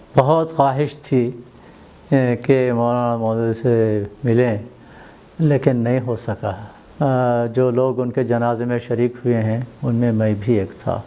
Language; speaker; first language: Urdu; native; Urdu